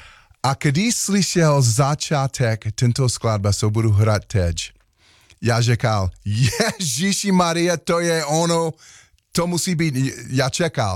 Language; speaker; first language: Czech; non-native, learner; English